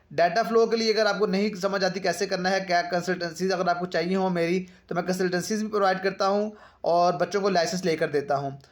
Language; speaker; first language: Urdu; non-native, local second language; Punjabi